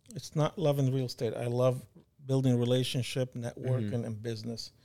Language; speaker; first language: English; non-native, fluent; Arabic